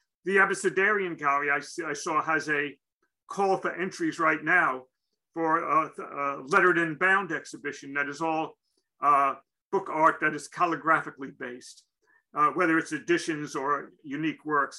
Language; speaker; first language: English; native; English